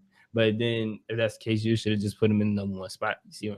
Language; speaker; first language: English; native; English